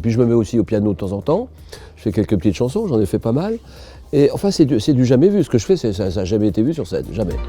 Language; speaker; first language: French; native; French